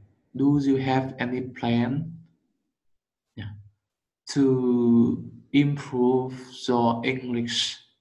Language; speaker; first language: English; non-native, learner; Vietnamese